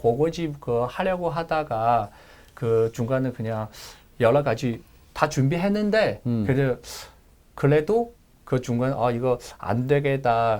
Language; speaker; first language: Korean; non-native, learner; Chinese